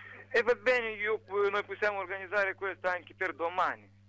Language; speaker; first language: Italian; non-native, learner; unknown